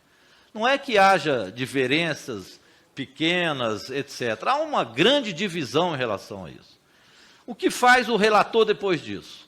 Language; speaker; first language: Portuguese; native; Portuguese